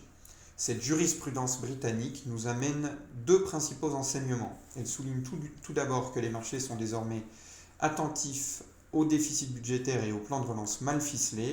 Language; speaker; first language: French; native; French